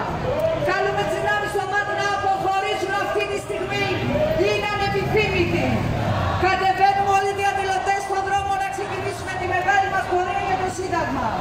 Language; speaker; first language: Greek; native; Greek